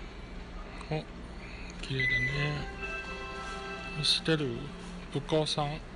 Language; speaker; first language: Japanese; non-native, fluent; Chinese